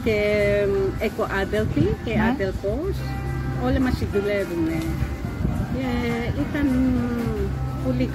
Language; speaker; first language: Greek; non-native, learner; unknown